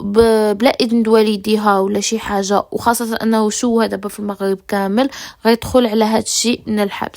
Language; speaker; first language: Arabic; native; Arabic